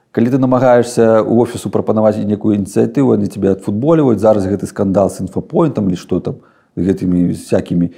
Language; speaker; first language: Belarusian; non-native, local second language; Russian